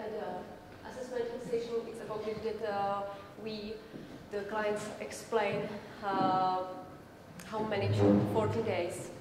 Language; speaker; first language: English; non-native, learner; Czech